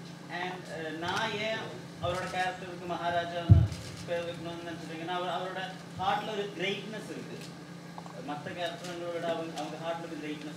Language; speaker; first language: Tamil; non-native, local second language; Malayalam